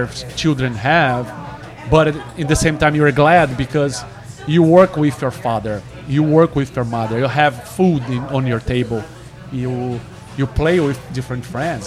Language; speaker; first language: English; non-native, fluent; Portuguese